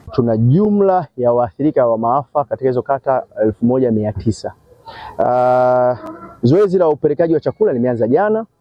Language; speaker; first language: Swahili; native; Swahili